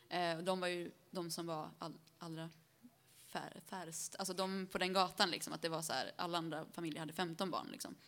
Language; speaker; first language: Swedish; early bilingual, other home language; Spanish